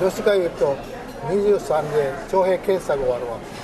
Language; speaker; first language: Japanese; native; Japanese